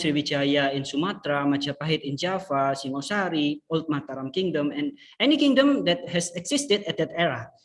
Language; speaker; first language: English; non-native, fluent; Indonesian